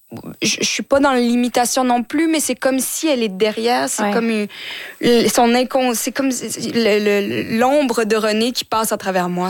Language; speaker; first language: French; native; French